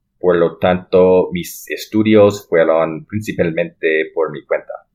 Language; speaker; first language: Spanish; non-native, learner; English